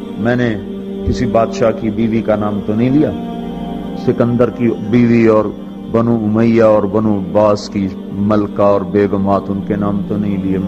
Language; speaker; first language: Urdu; non-native, local second language; Punjabi